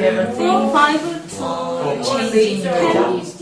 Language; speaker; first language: English; non-native, learner; Korean